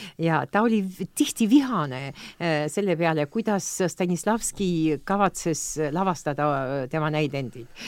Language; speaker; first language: Estonian; non-native, local second language; Russian